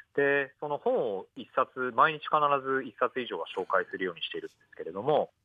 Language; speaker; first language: Japanese; native; Japanese